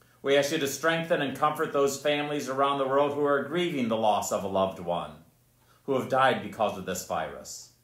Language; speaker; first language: English; native; English